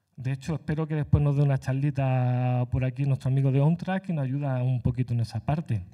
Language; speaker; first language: Spanish; native; Spanish